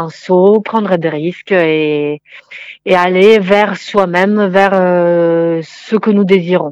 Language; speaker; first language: French; non-native, fluent; Italian